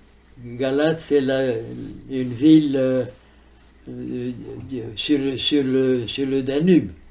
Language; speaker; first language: French; early bilingual, heritage; French